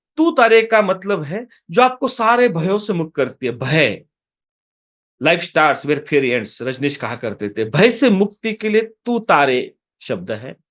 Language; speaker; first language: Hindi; non-native, local second language; Marathi